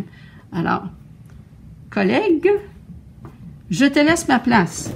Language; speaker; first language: French; native; French